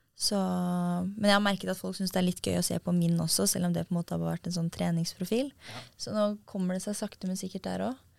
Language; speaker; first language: Norwegian; native; Norwegian